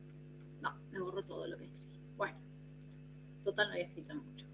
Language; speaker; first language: Spanish; native; Spanish